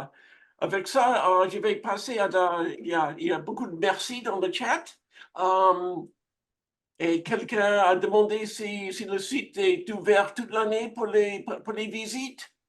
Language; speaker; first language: French; non-native, fluent; English